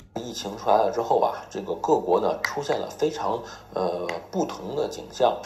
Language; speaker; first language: Chinese; native; Chinese